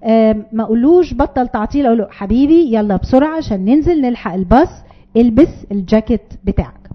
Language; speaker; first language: Arabic; native; Arabic